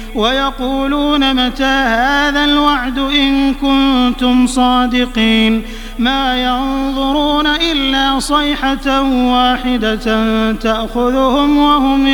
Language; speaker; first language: Arabic; native; Arabic